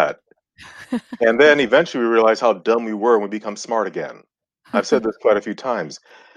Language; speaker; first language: English; non-native, local second language; Akan